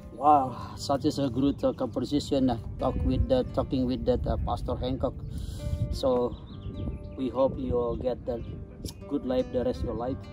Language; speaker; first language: English; non-native, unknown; Indonesian